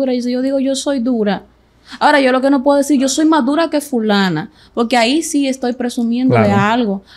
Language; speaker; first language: Spanish; native; Spanish